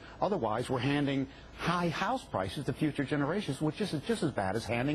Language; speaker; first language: English; native; English